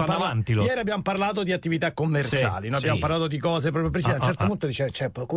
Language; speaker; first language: Italian; native; Italian